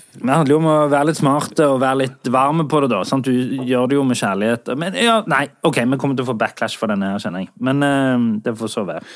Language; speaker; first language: Norwegian; native; Norwegian